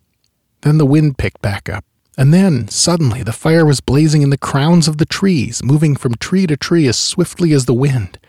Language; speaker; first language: English; native; English